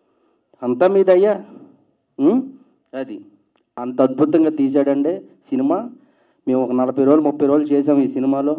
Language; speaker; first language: Telugu; native; Telugu